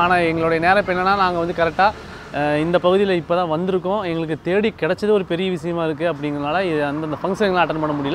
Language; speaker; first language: Tamil; native; Tamil